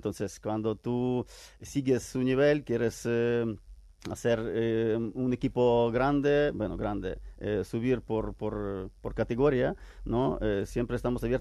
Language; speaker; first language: Spanish; non-native, fluent; Ukrainian